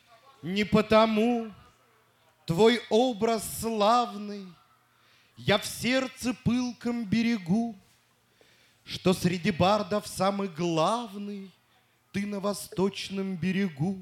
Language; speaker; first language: Russian; native; Russian